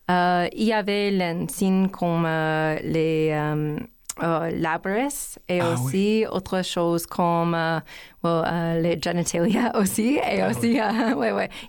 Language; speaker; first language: French; non-native, learner; English